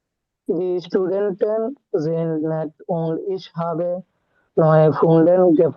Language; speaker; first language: German; non-native, learner; Bangla